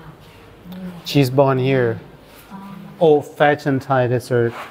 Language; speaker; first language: English; non-native, learner; Thai